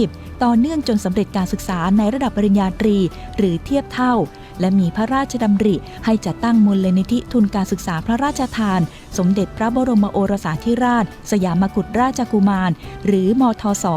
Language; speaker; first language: Thai; native; Thai